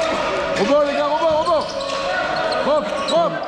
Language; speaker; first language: French; native; French